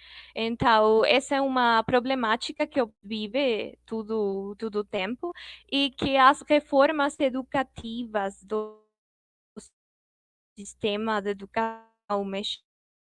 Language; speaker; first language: Portuguese; non-native, fluent; Spanish